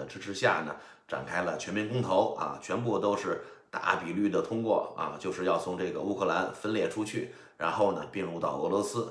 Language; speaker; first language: Chinese; native; Chinese